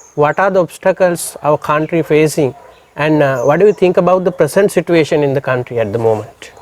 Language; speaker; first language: English; non-native, local second language; Sinhala